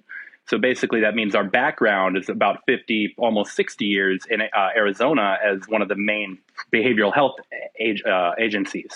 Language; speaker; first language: English; native; English